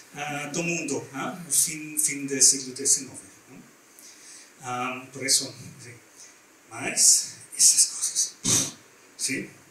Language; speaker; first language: Portuguese; non-native, learner; German